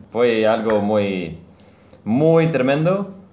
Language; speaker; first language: Spanish; non-native, learner; English